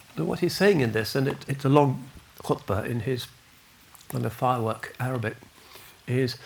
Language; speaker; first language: English; native; English